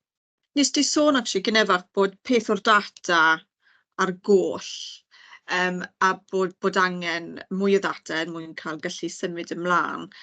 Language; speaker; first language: Welsh; native; Welsh